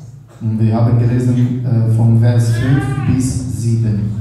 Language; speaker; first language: German; non-native, learner; Portuguese